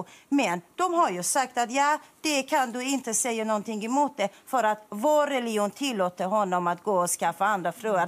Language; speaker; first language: Swedish; non-native, fluent; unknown